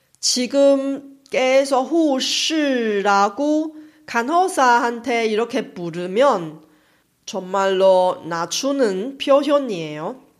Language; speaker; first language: Korean; non-native, fluent; Chinese